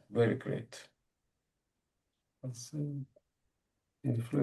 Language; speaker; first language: English; non-native, learner; Russian